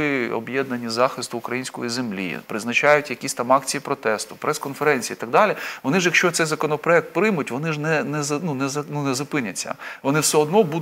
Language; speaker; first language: Ukrainian; native; Ukrainian